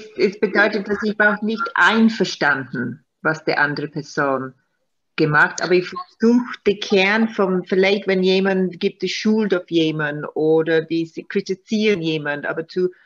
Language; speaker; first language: German; non-native, learner; Maltese